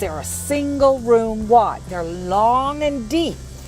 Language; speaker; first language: English; native; English